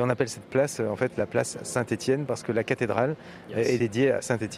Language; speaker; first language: French; native; French